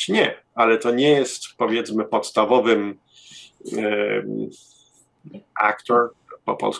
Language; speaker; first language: Polish; early bilingual, heritage; Polish